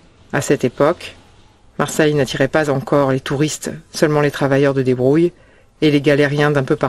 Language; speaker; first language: French; native; French